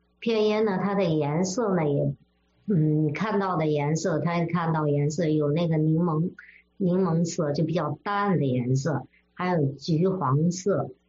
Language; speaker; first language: Chinese; native; Chinese